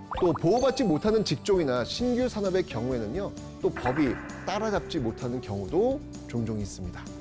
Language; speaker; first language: Korean; native; Korean